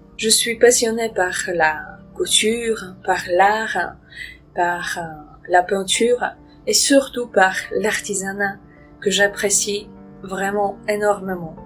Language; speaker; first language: French; non-native, fluent; Polish